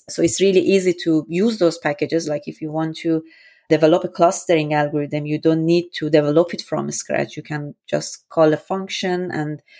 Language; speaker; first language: English; non-native, fluent; Persian